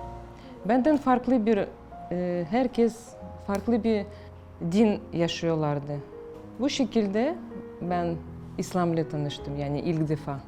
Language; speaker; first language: Turkish; non-native, fluent; Russian